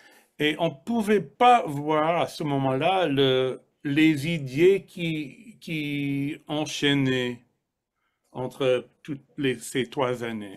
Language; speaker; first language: French; non-native, fluent; English